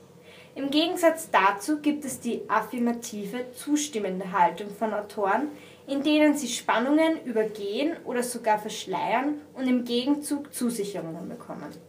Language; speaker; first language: German; native; German